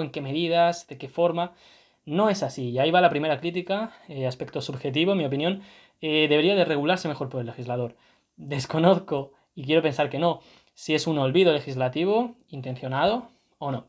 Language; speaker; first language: Spanish; native; Spanish